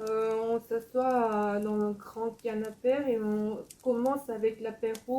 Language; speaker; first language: French; non-native, fluent; Korean